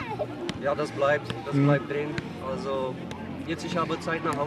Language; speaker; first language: German; non-native, learner; Czech